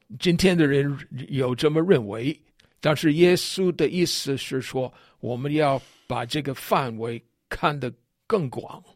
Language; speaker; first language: Chinese; non-native, fluent; English